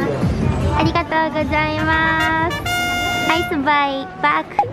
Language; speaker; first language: Japanese; non-native, learner; Thai